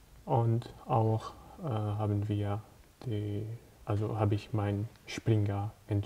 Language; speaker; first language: German; non-native, learner; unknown